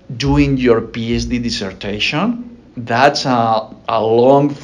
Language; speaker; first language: English; non-native, fluent; Spanish